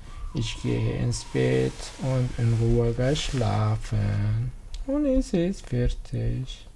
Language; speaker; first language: German; non-native, learner; Arabic